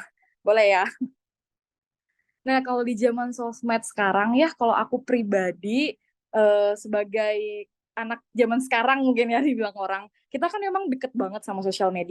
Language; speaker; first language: Indonesian; native; Indonesian